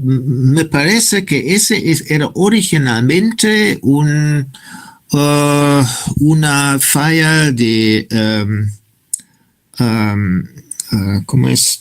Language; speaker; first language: Spanish; non-native, fluent; German